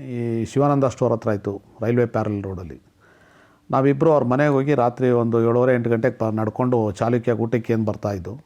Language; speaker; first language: Kannada; non-native, local second language; Telugu